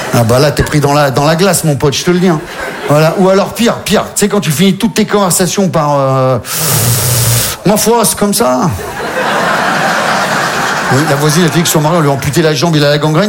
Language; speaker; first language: French; native; French